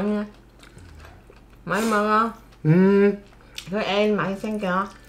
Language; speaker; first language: Korean; non-native, learner; Vietnamese